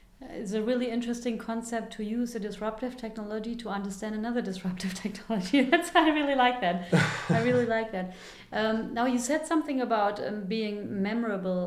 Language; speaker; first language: English; non-native, fluent; German